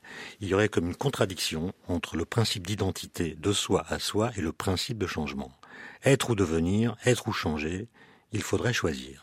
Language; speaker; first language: French; native; French